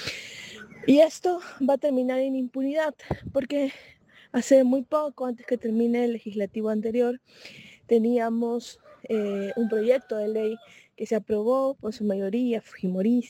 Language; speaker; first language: Spanish; native; Spanish